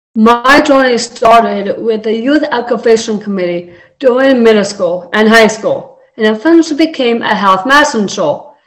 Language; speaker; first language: English; native; English